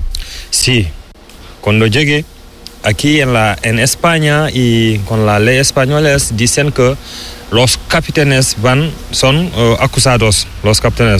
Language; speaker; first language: Spanish; non-native, learner; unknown